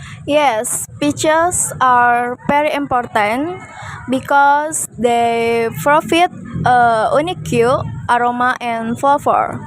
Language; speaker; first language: English; non-native, learner; Indonesian